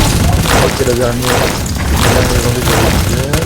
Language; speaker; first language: French; native; French